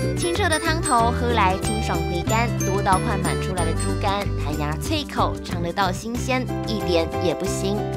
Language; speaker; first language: Chinese; native; Chinese